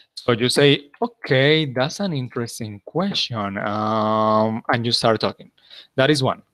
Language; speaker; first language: English; non-native, fluent; Spanish